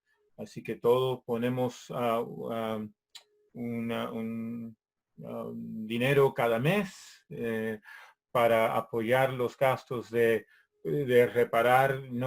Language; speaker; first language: Spanish; non-native, fluent; English